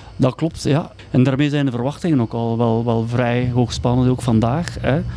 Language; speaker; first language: Dutch; native; Dutch